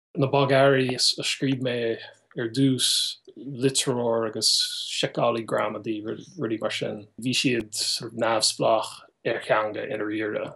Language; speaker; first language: Irish; non-native, fluent; English